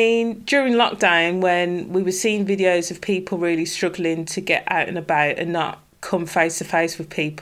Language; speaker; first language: English; native; English